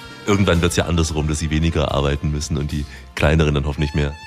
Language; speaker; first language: German; native; German